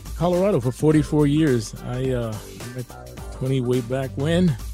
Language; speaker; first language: English; native; English